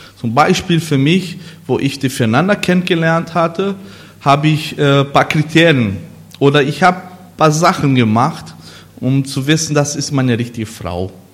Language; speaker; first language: German; non-native, learner; Portuguese